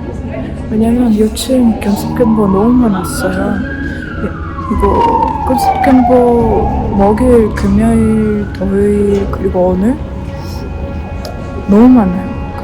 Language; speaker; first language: Korean; non-native, learner; Ukrainian